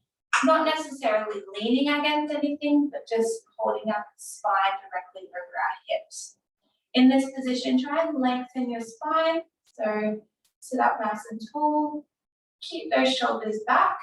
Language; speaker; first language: English; native; English